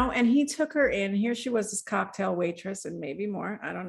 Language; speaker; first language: English; native; English